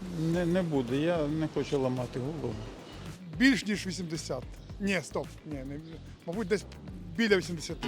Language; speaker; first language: Ukrainian; non-native, local second language; Russian